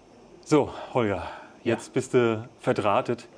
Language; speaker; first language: German; native; German